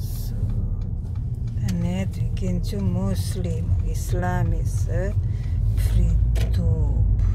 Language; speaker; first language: German; non-native, learner; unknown